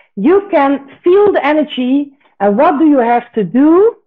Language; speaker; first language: English; non-native, fluent; Dutch